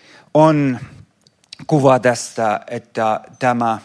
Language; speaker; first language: Finnish; non-native, fluent; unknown